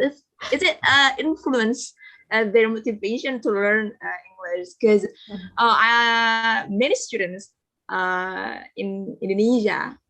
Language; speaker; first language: English; non-native, learner; Indonesian